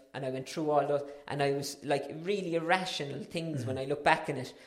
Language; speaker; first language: English; native; English